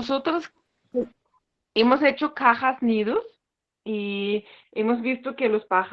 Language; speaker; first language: Spanish; non-native, fluent; German